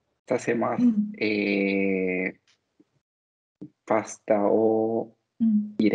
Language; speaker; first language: Japanese; non-native, learner; Italian